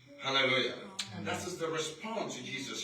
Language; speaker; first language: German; non-native, learner; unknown